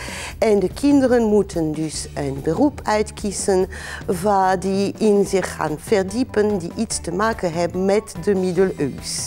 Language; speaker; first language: Dutch; non-native, fluent; French